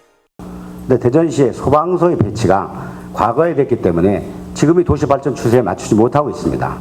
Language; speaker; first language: Korean; native; Korean